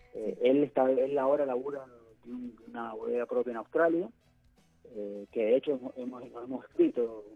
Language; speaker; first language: Spanish; native; Spanish